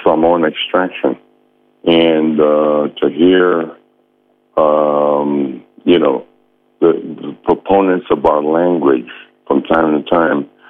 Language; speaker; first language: English; early bilingual, other home language; Samoan